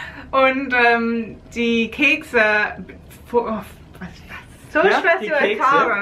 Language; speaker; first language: German; non-native, learner; English